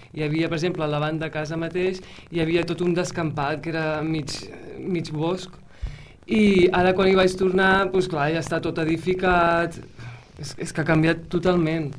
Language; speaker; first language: Catalan; early bilingual, heritage; Catalan